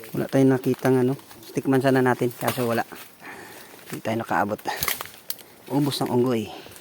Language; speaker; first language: Filipino; non-native, local second language; Iloko